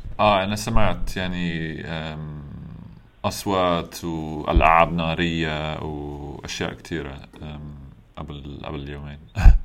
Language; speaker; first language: Arabic; non-native, learner; English